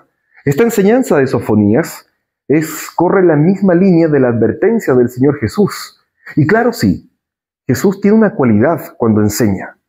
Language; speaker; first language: Spanish; native; Spanish